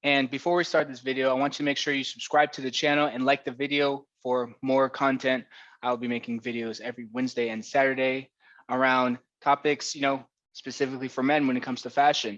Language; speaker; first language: English; native; English